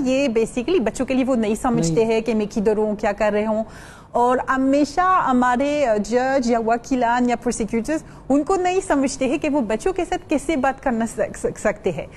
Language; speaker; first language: Urdu; non-native, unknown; French